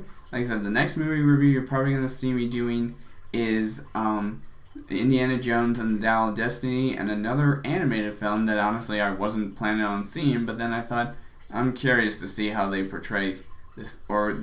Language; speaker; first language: English; native; English